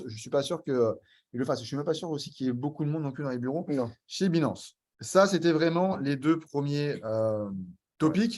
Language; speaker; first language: French; native; French